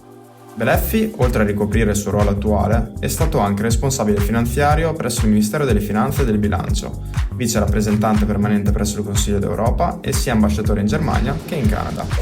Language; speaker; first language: Italian; native; Italian